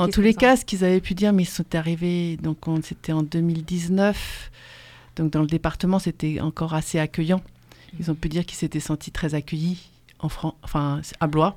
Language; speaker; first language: French; native; French